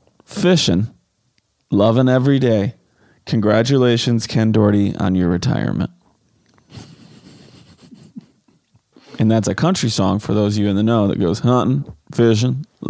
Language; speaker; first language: English; native; English